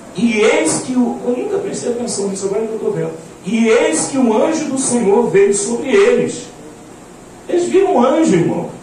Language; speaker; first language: Portuguese; native; Portuguese